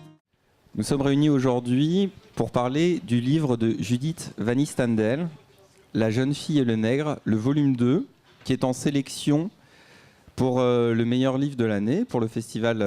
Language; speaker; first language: French; native; French